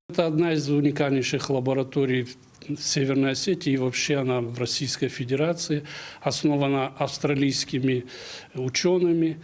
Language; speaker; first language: Russian; native; Russian